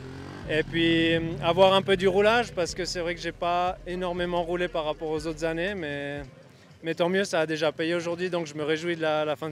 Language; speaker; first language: French; native; French